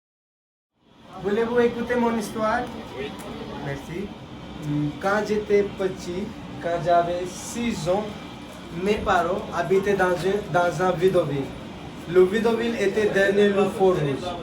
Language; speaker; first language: French; non-native, learner; Hindi